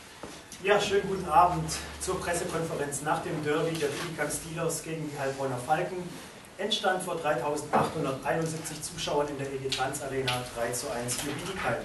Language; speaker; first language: German; native; German